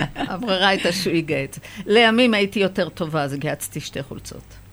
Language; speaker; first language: Hebrew; early bilingual, other home language; Persian